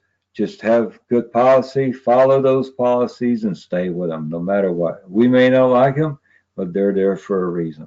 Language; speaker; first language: English; native; English